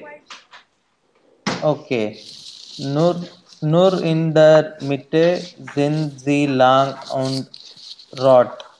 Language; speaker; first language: German; non-native, learner; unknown